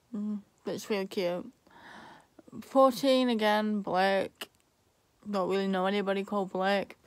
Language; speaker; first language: English; native; English